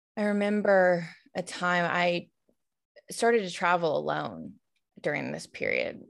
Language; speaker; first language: English; native; English